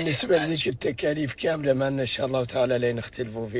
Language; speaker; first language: Arabic; native; Arabic